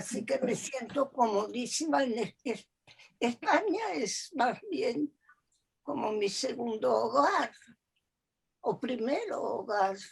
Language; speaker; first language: Spanish; early bilingual, other home language; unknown